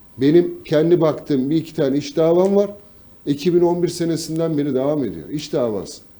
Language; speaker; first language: Turkish; native; Turkish